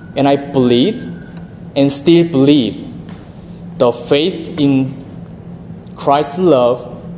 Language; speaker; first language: English; non-native, fluent; Korean